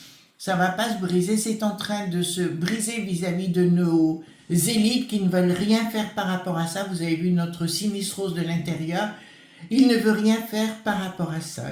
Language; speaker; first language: French; native; French